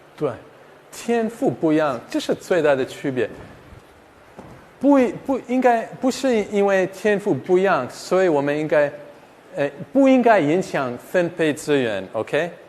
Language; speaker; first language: Chinese; non-native, fluent; English